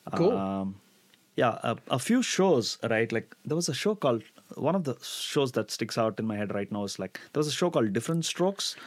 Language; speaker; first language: English; non-native, local second language; Tamil